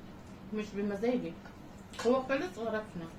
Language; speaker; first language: Arabic; native; Arabic